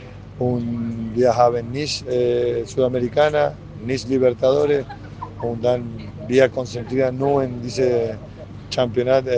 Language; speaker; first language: German; non-native, learner; Spanish